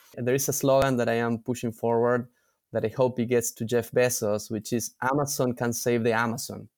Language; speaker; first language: English; non-native, fluent; Spanish